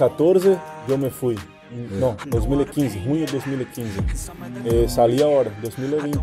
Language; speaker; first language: Spanish; non-native, learner; Portuguese